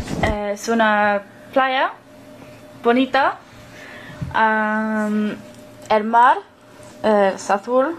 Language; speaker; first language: Spanish; non-native, learner; English